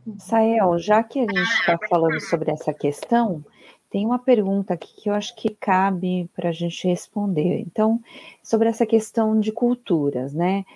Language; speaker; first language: Portuguese; native; Portuguese